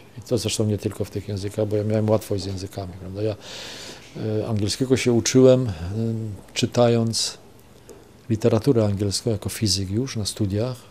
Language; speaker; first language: Polish; non-native, local second language; German